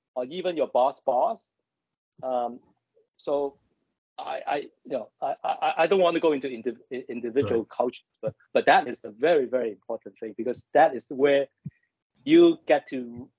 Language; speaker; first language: English; non-native, local second language; Cantonese